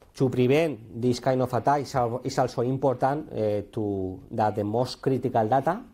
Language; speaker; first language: English; non-native, learner; Spanish